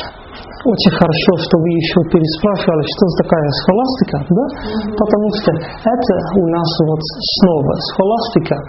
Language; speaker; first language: Russian; non-native, fluent; Dutch